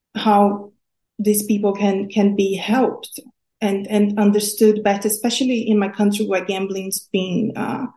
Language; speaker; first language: English; non-native, fluent; Portuguese